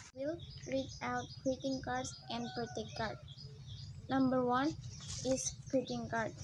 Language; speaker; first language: English; non-native, learner; Indonesian